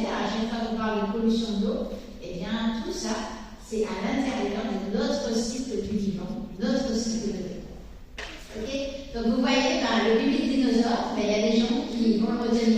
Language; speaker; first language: French; native; French